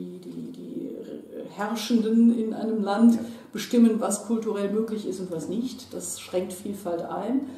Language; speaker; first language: German; native; German